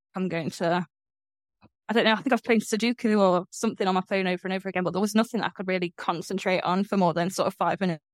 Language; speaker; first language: English; native; English